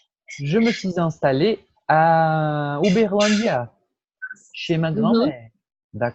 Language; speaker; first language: French; non-native, fluent; Portuguese